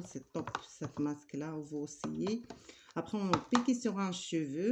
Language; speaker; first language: French; non-native, learner; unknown